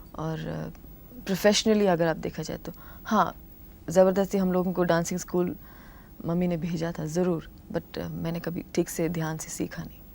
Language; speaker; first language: Hindi; non-native, local second language; Tamil